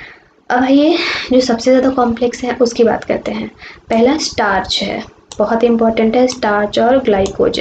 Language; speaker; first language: Hindi; native; Hindi